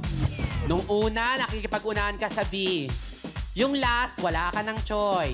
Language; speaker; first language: Filipino; native; Filipino